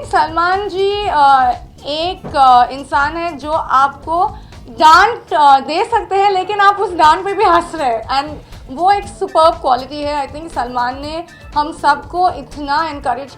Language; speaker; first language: Hindi; non-native, local second language; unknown